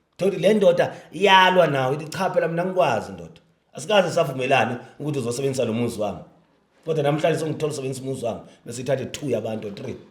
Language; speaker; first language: Zulu; native; Zulu